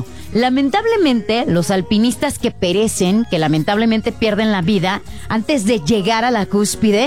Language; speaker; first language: Spanish; native; Spanish